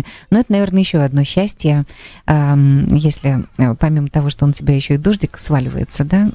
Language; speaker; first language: Russian; native; Russian